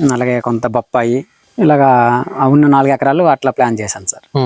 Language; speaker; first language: Telugu; native; Telugu